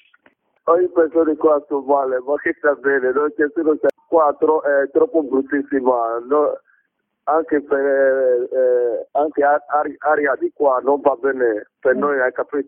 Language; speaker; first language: Italian; non-native, learner; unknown